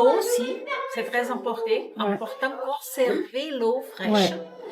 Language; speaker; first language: French; non-native, learner; Portuguese